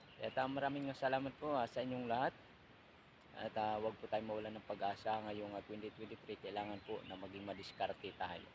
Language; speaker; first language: Filipino; non-native, local second language; Hiligaynon